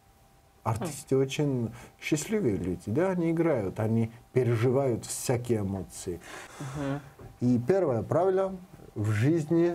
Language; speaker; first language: Russian; non-native, learner; Georgian